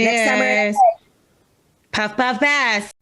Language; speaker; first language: English; native; English